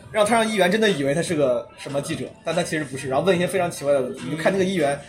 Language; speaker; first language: Chinese; native; Chinese